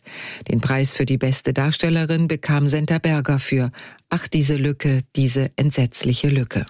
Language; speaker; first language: German; native; German